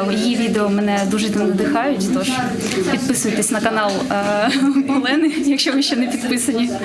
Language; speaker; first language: Ukrainian; non-native, local second language; Russian